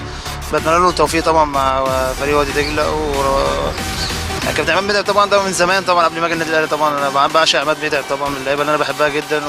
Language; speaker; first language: Arabic; native; Arabic